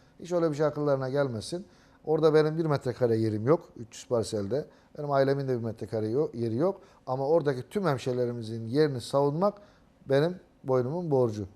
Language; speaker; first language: Turkish; native; Turkish